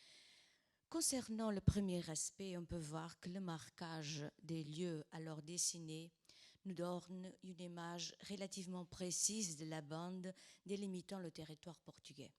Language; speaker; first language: French; non-native, fluent; Portuguese